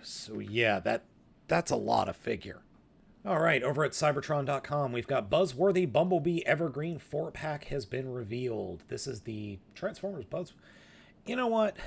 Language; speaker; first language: English; native; English